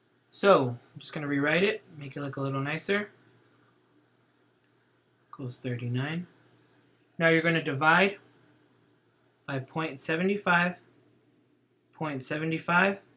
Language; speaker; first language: English; native; English